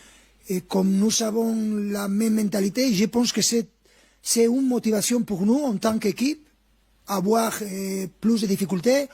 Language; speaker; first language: French; non-native, fluent; Spanish